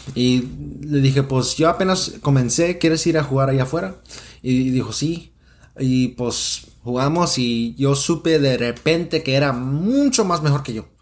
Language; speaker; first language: Spanish; early bilingual, heritage; Spanish